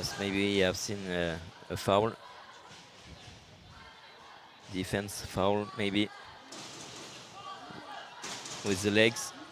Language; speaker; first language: English; non-native, learner; French